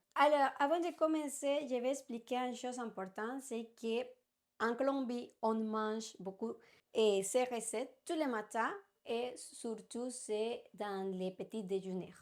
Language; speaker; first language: French; non-native, learner; Spanish